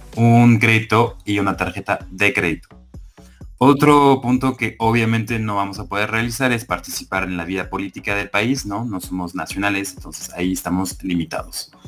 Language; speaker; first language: Spanish; non-native, fluent; French